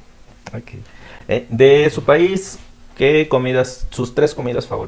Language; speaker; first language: Spanish; native; Spanish